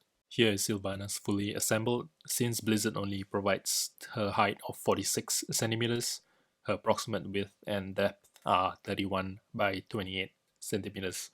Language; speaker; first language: English; native; English